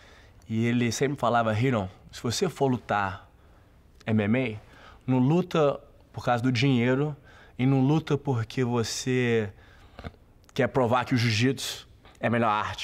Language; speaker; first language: Portuguese; early bilingual, heritage; Portuguese